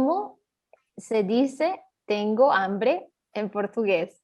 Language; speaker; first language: Portuguese; early bilingual, heritage; Portuguese